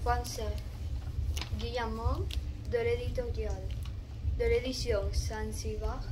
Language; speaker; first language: French; non-native, learner; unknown